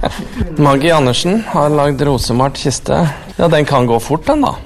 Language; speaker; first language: Norwegian; native; Norwegian